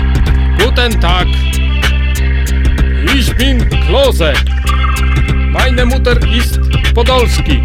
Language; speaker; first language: German; non-native, learner; Polish